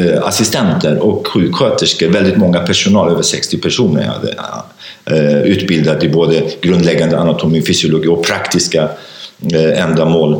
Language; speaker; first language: Swedish; non-native, fluent; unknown